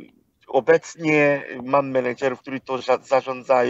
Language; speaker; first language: Polish; non-native, fluent; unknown